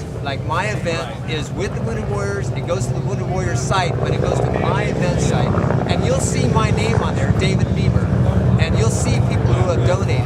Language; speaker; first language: English; native; English